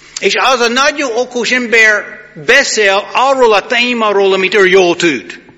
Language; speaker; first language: Hungarian; non-native, fluent; English